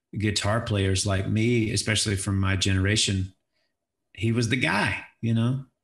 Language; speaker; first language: English; native; English